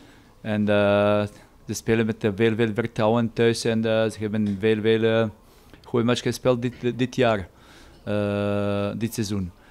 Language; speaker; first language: Dutch; non-native, fluent; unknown